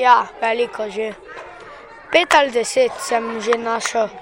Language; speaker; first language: Slovenian; non-native, learner; German